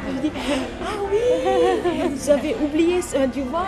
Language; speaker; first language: French; non-native, local second language; Arabic